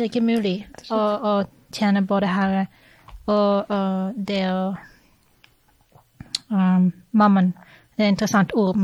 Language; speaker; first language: Norwegian; non-native, fluent; English